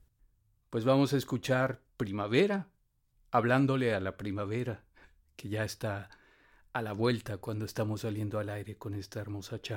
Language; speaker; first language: Spanish; native; Spanish